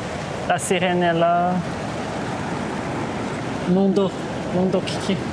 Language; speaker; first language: French; early bilingual, heritage; Portuguese